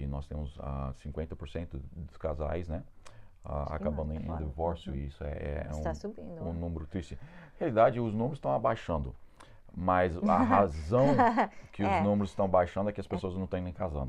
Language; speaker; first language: Portuguese; non-native, fluent; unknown